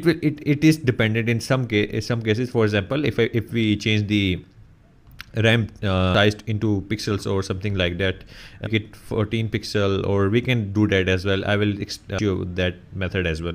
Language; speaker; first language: English; non-native, local second language; Urdu